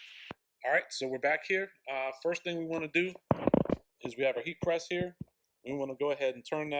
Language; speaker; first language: English; native; English